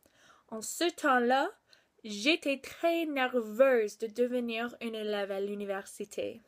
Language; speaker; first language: French; non-native, local second language; English